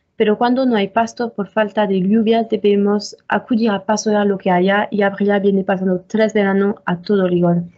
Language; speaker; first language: Spanish; non-native, fluent; French